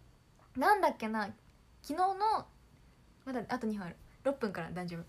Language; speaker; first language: Japanese; native; Japanese